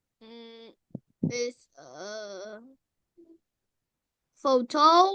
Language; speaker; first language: English; non-native, learner; Vietnamese